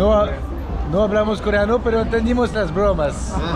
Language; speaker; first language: Spanish; non-native, fluent; French